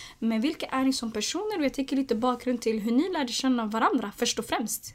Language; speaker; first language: Swedish; early bilingual, other home language; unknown